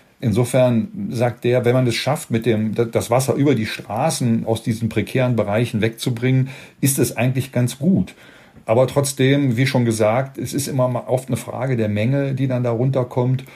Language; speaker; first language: German; native; German